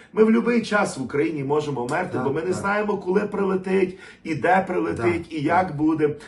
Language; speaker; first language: Ukrainian; native; Ukrainian